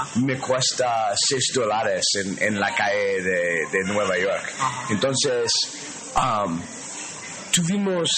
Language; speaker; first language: Spanish; non-native, learner; English